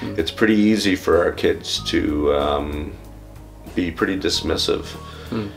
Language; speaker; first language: English; native; English